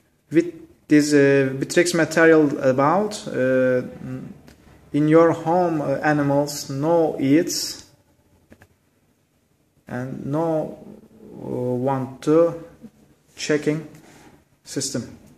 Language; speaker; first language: English; non-native, learner; Turkish